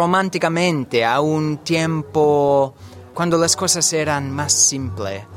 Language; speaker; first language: Spanish; non-native, learner; English